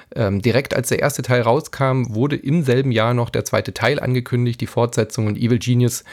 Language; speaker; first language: German; native; German